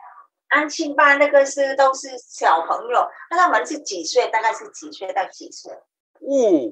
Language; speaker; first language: Chinese; non-native, learner; Vietnamese